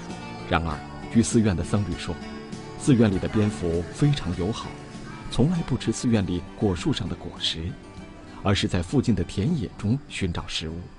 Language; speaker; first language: Chinese; native; Chinese